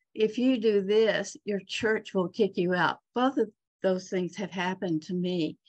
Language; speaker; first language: English; native; English